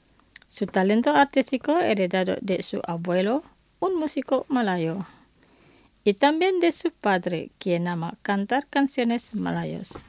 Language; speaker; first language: Spanish; non-native, fluent; Indonesian